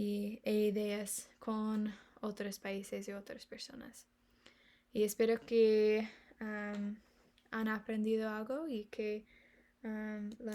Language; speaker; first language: Spanish; non-native, learner; English